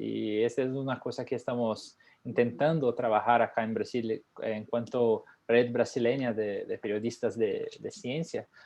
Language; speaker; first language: Spanish; non-native, fluent; Portuguese